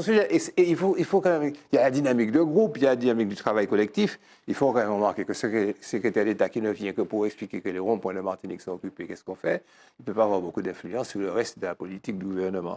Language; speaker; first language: French; native; French